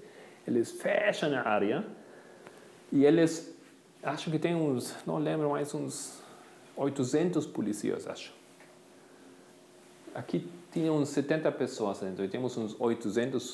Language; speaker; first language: Portuguese; non-native, fluent; Spanish